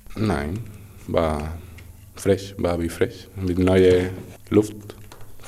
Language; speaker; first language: German; non-native, learner; Spanish